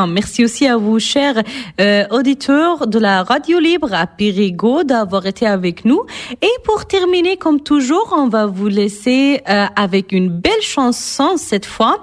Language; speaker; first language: French; non-native, fluent; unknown